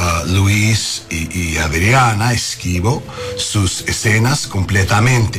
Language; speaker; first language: Spanish; non-native, learner; English